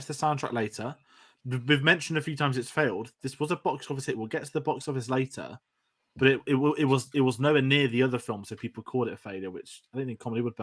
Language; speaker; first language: English; native; English